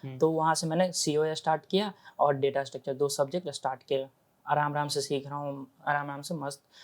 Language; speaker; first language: Hindi; native; Hindi